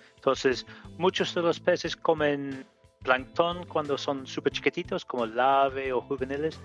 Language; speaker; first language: Spanish; non-native, learner; English